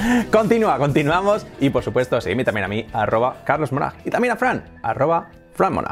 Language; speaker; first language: Spanish; native; Spanish